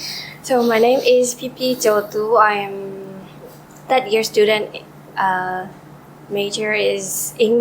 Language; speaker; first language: English; non-native, learner; Burmese